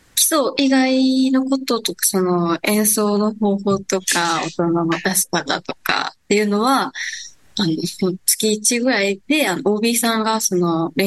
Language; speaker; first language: Japanese; native; Japanese